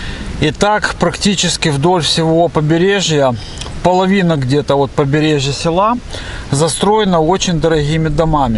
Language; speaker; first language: Russian; native; Russian